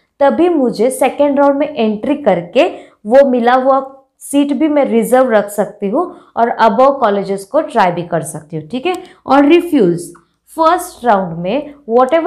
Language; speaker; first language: Hindi; non-native, local second language; Marathi